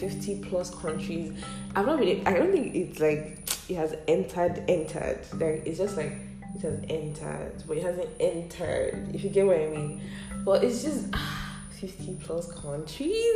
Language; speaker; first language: English; non-native, local second language; Yoruba